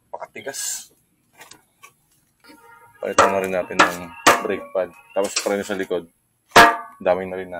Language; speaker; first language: Filipino; native; Filipino